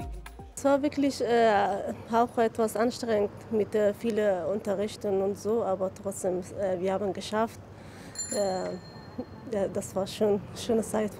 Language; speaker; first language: German; non-native, learner; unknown